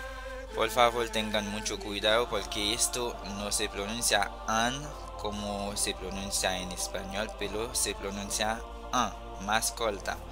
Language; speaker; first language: Spanish; non-native, fluent; Haitian Creole